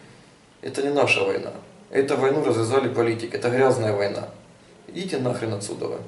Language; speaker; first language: Russian; non-native, local second language; Ukrainian